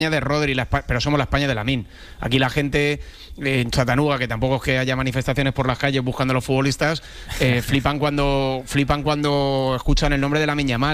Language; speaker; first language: Spanish; native; Spanish